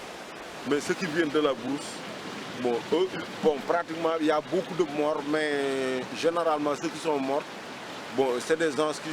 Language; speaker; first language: French; non-native, local second language; Wolof